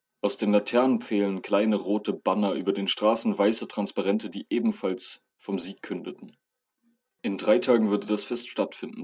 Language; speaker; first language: German; native; German